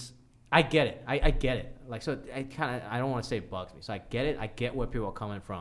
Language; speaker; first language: English; early bilingual, other home language; Cantonese